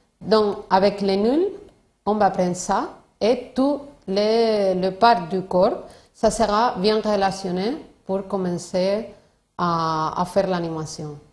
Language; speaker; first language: French; non-native, learner; Spanish